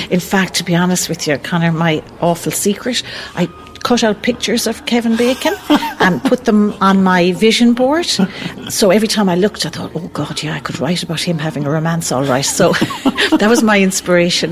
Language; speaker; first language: English; native; English